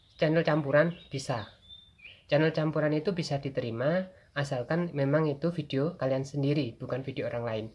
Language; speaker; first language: Indonesian; non-native, local second language; Javanese